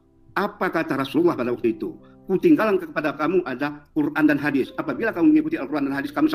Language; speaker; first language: Indonesian; native; Indonesian